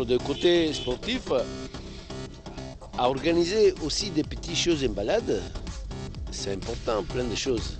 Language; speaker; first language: French; non-native, learner; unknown